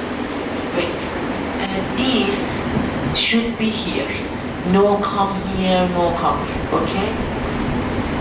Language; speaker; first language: English; non-native, learner; Persian